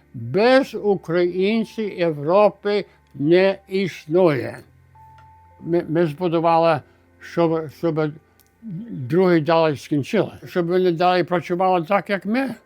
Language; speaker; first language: Ukrainian; early bilingual, heritage; Ukrainian